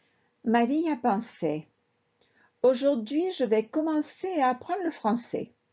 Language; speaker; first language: French; non-native, fluent; Spanish